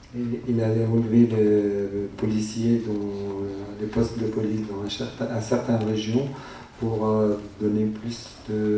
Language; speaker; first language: French; non-native, fluent; Arabic